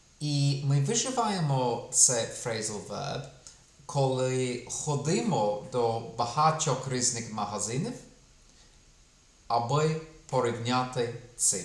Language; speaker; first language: Ukrainian; non-native, fluent; English